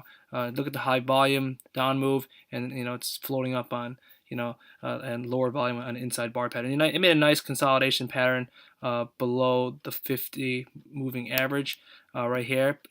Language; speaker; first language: English; native; English